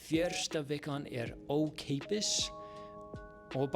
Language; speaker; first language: Icelandic; non-native, fluent; English